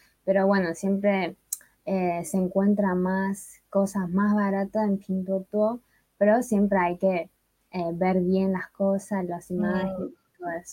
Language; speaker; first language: Spanish; non-native, fluent; Chinese